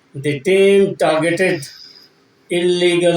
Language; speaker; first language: English; non-native, local second language; Urdu